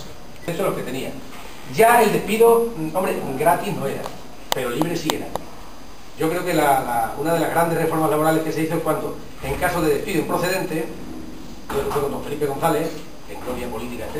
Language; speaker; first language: Spanish; native; Spanish